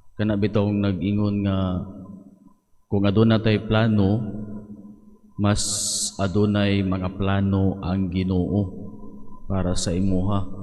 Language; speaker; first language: Cebuano; native; Cebuano